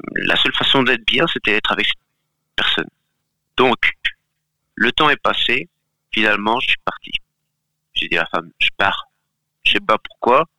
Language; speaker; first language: French; non-native, fluent; Galician